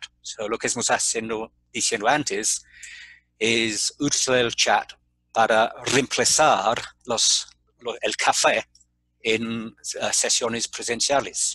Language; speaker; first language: Spanish; non-native, fluent; English